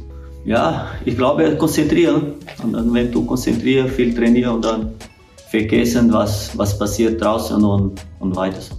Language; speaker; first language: German; non-native, learner; Portuguese